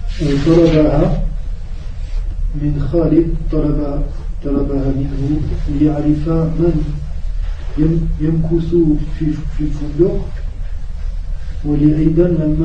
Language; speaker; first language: Arabic; non-native, learner; French